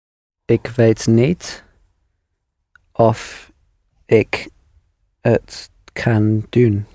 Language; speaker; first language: Dutch; non-native, learner; English